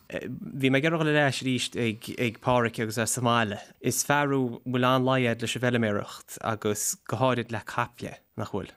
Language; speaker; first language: Irish; native; Irish